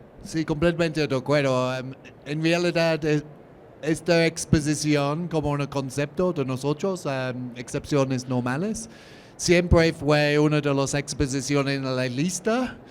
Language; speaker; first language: Spanish; non-native, learner; English